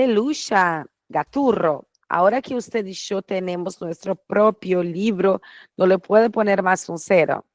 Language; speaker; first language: Spanish; non-native, fluent; Portuguese